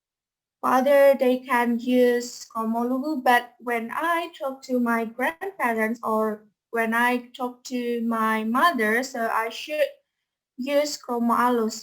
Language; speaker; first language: English; non-native, fluent; Indonesian